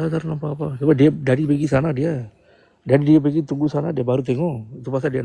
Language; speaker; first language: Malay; non-native, local second language; Tamil